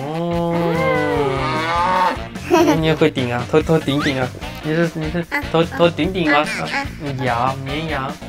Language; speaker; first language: Chinese; native; Chinese